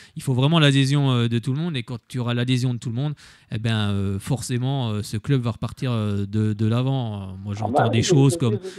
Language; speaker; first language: French; native; French